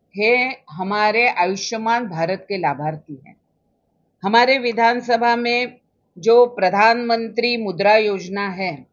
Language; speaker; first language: Hindi; non-native, local second language; Marathi